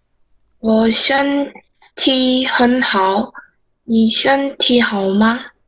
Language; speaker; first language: Chinese; non-native, learner; Korean